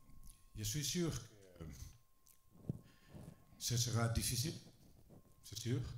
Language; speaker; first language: French; non-native, fluent; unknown